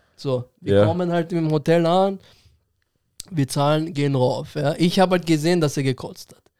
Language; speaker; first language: German; early bilingual, other home language; Persian